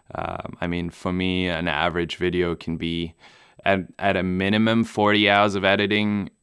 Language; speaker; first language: English; non-native, local second language; German